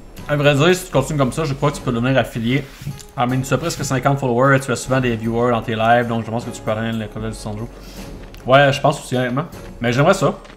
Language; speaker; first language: French; native; French